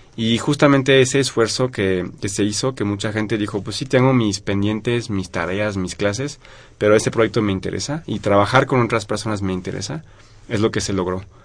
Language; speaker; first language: Spanish; non-native, fluent; French